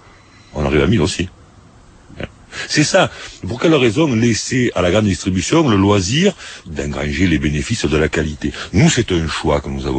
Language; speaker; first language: French; native; French